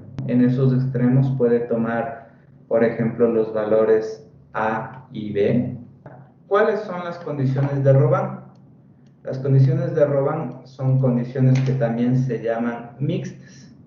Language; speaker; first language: Spanish; native; Spanish